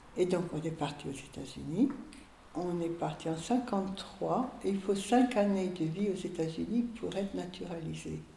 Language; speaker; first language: French; early bilingual, other home language; Hungarian